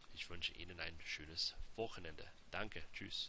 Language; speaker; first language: German; non-native, fluent; English